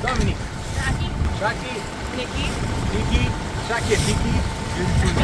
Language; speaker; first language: English; non-native, learner; Italian